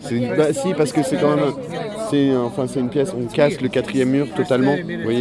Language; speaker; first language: French; native; French